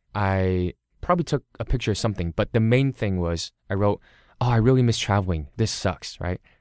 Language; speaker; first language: English; early bilingual, other home language; Cantonese